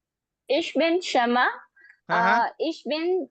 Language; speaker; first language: German; non-native, learner; Hindi